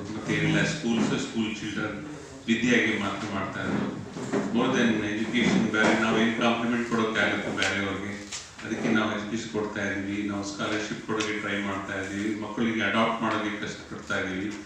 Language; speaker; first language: Kannada; non-native, local second language; Urdu